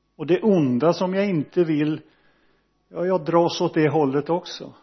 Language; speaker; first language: Swedish; native; Swedish